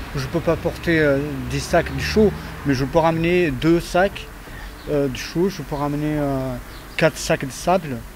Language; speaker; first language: French; non-native, fluent; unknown